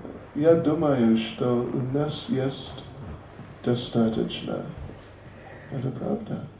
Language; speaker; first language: Russian; non-native, learner; English